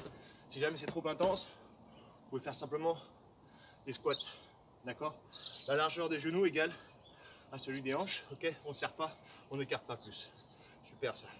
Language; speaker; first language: French; native; French